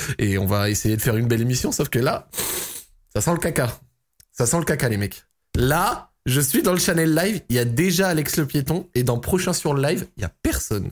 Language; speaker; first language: French; native; French